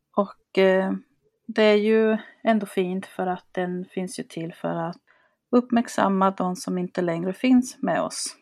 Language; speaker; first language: Swedish; early bilingual, other home language; Spanish